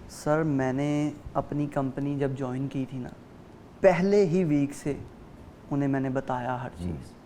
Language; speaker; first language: Urdu; non-native, local second language; Punjabi